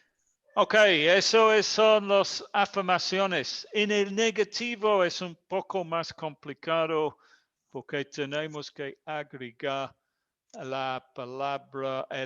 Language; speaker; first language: Spanish; non-native, fluent; English